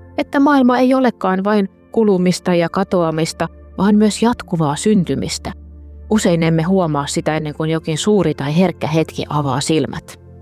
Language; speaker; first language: Finnish; native; Finnish